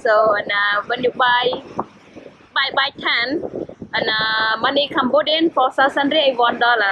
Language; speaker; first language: English; non-native, learner; Khmer